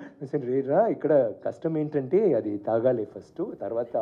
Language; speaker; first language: Telugu; non-native, learner; Tamil